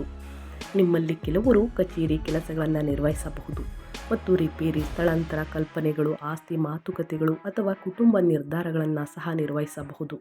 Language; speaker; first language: Kannada; native; Kannada